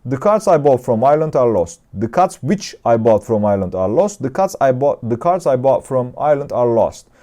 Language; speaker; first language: English; non-native, fluent; Turkish